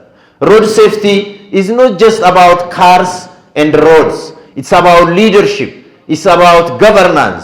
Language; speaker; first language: English; non-native, fluent; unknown